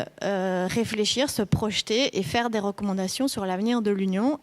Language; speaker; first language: French; native; French